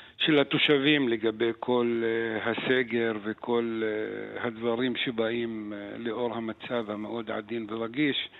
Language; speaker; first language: Hebrew; non-native, local second language; Arabic